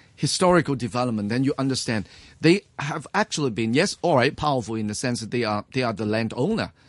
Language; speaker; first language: English; non-native, local second language; Cantonese